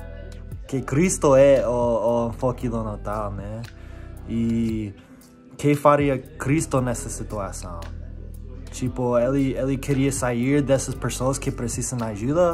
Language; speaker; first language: Portuguese; non-native, fluent; English